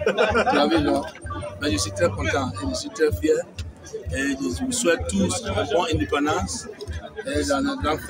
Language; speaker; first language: French; non-native, fluent; English